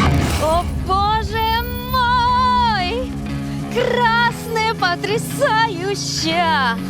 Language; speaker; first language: Russian; native; Russian